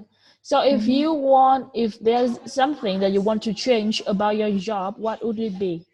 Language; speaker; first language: English; non-native, fluent; Vietnamese